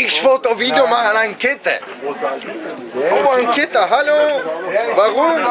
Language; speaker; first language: German; non-native, learner; Macedonian